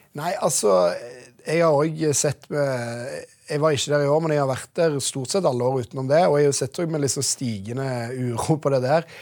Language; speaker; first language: Norwegian; native; Norwegian